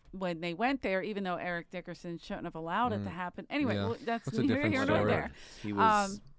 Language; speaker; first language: English; native; English